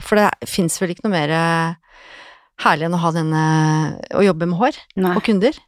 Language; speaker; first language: Norwegian; native; Norwegian